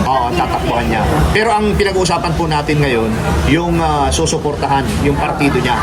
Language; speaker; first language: Filipino; native; Filipino